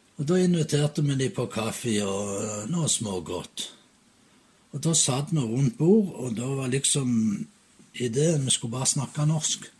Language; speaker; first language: Norwegian; native; Norwegian